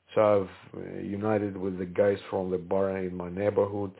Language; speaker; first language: English; non-native, fluent; Ukrainian